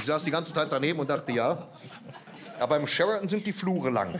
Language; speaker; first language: German; native; German